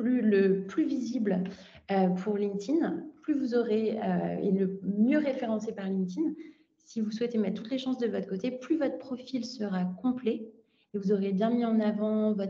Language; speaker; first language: French; native; French